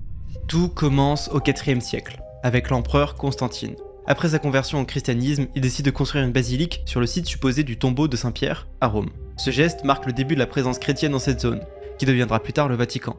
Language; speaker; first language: French; native; French